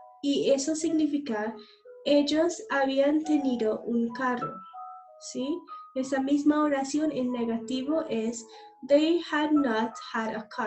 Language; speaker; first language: Spanish; non-native, fluent; English